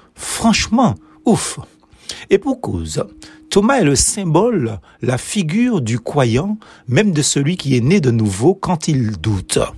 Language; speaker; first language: French; native; French